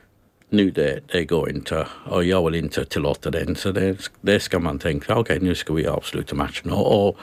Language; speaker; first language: Swedish; non-native, learner; English